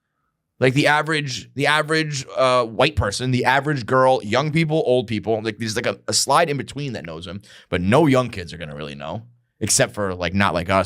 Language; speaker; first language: English; native; English